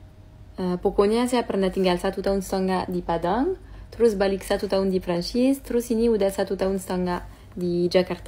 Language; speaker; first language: Indonesian; non-native, fluent; French